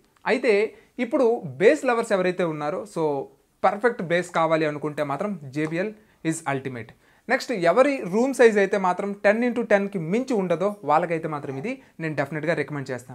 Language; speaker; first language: Telugu; native; Telugu